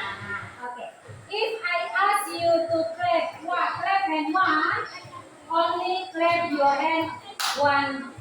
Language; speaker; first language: English; non-native, learner; Indonesian